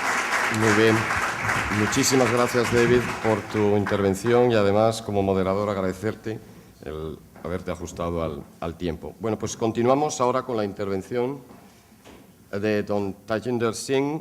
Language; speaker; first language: Spanish; native; Spanish